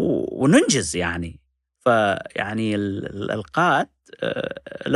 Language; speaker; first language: Arabic; non-native, fluent; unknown